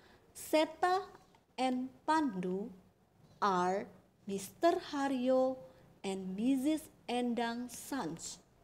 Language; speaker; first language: English; non-native, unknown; Indonesian